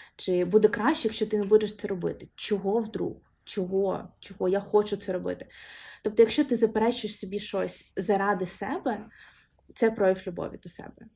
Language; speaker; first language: Ukrainian; non-native, local second language; Russian